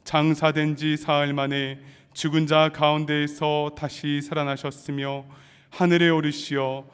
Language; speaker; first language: Korean; native; Korean